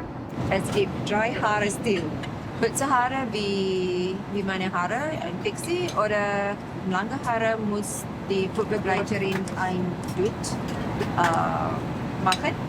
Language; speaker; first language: German; non-native, fluent; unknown